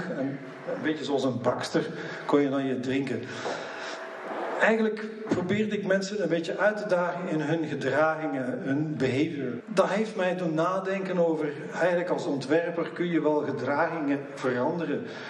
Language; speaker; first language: Dutch; early bilingual, other home language; English